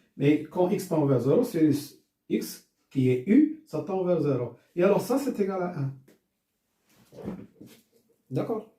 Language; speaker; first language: French; non-native, local second language; Arabic